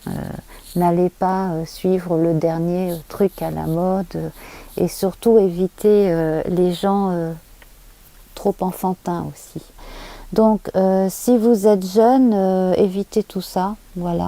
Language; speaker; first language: French; native; French